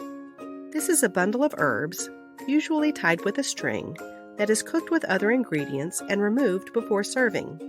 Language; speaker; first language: English; native; English